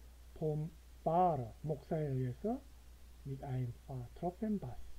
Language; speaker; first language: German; non-native, learner; Korean